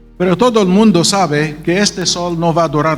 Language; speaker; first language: Spanish; non-native, fluent; Arabic